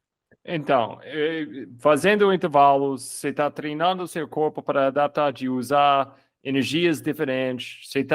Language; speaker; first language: Portuguese; non-native, fluent; English